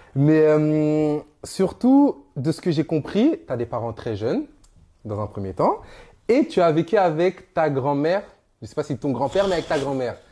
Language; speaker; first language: French; native; French